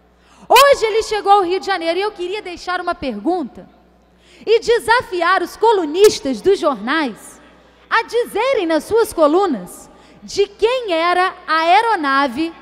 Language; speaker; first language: Portuguese; native; Portuguese